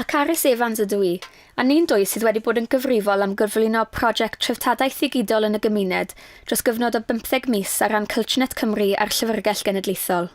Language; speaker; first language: Welsh; native; Welsh